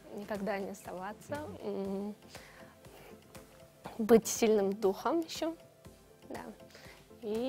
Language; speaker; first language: Russian; non-native, local second language; Kyrgyz